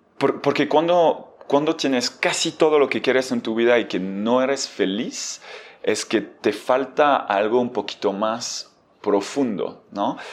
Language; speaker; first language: Spanish; non-native, fluent; French